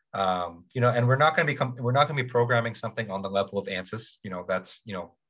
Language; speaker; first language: English; native; English